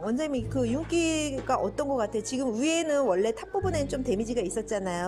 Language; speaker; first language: Korean; native; Korean